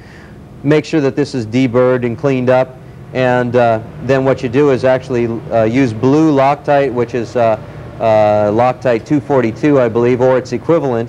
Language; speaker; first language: English; native; English